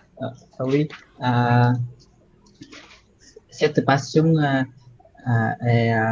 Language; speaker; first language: French; non-native, learner; Vietnamese